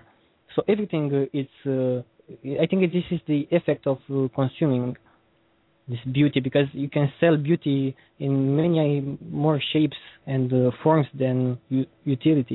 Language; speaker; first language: English; non-native, learner; Romanian